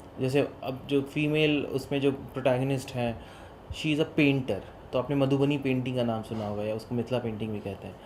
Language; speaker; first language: Hindi; non-native, local second language; Bhojpuri